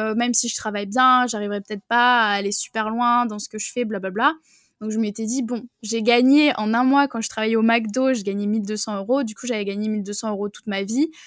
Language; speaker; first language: French; native; French